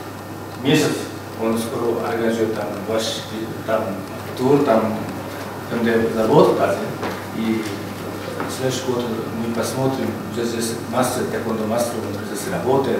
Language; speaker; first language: Russian; non-native, learner; Korean